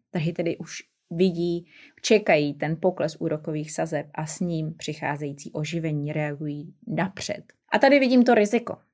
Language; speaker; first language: Czech; native; Czech